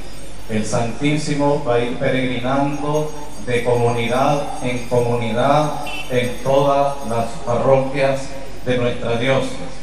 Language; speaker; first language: Spanish; native; Spanish